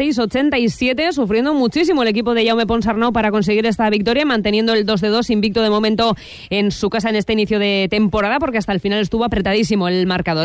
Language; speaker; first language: Spanish; native; Spanish